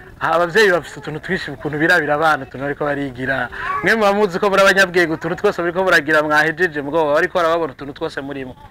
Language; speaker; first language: Rundi; native; Rundi